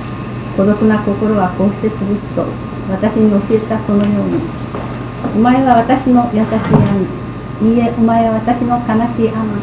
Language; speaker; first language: Japanese; native; Japanese